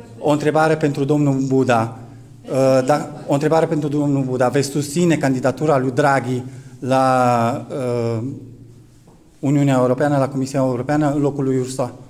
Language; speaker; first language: Romanian; native; Romanian